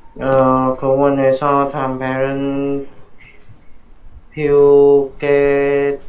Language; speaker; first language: Korean; non-native, learner; Vietnamese